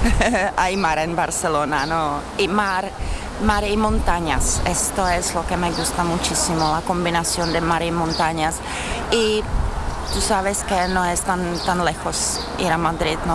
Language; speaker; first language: Spanish; non-native, fluent; Czech